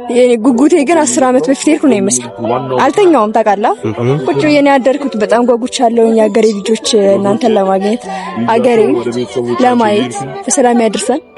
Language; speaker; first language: Amharic; native; Amharic